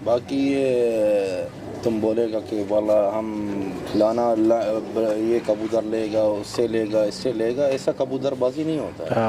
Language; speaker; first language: Hindi; non-native, learner; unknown